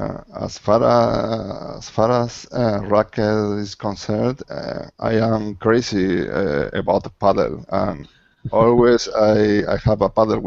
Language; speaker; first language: English; non-native, learner; Spanish